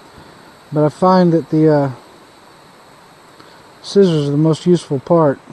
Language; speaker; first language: English; native; English